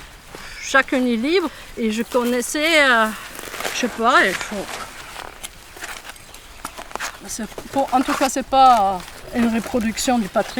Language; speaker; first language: French; non-native, fluent; German